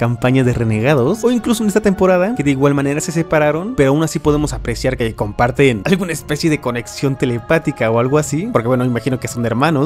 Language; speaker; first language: Spanish; native; Spanish